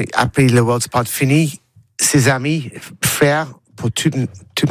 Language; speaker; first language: French; non-native, learner; English